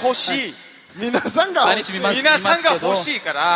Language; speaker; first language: Japanese; non-native, fluent; Korean